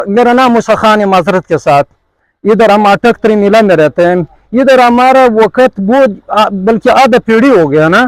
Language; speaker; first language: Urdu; non-native, learner; Pashto